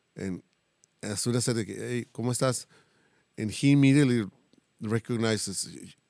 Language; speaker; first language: English; non-native, fluent; Spanish